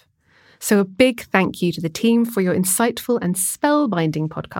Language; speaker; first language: English; native; English